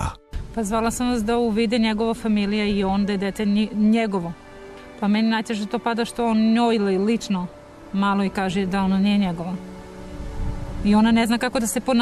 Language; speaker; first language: Serbian; native; Serbian